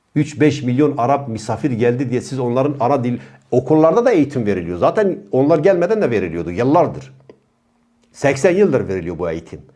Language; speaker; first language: Turkish; non-native, local second language; Kurdish